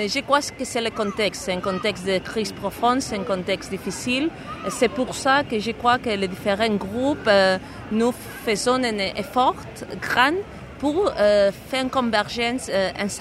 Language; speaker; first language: French; non-native, fluent; Spanish